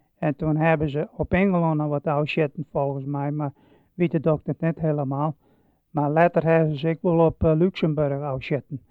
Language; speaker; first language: Dutch; non-native, local second language; Western Frisian